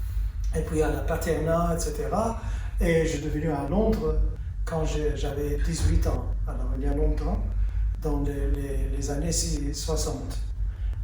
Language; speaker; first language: French; early bilingual, heritage; French